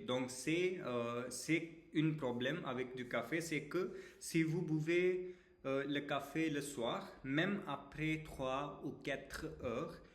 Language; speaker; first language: French; non-native, learner; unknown